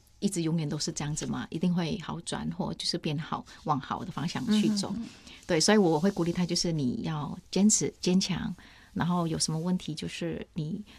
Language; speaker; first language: Chinese; non-native, fluent; Vietnamese